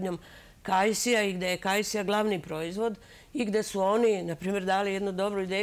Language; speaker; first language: Serbian; native; Serbian